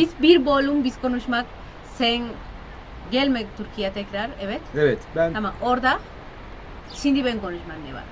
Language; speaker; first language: Turkish; non-native, learner; Spanish